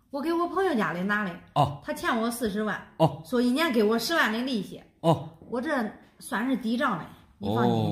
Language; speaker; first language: Chinese; native; Chinese